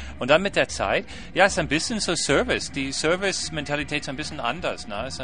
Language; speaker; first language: German; non-native, fluent; English